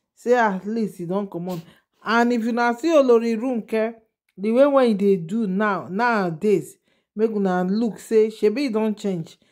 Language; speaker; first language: Nigerian Pidgin; native; Nigerian Pidgin